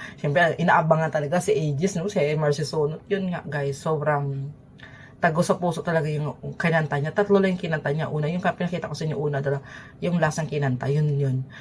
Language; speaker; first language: Filipino; native; Filipino